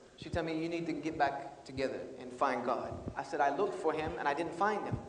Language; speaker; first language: English; native; English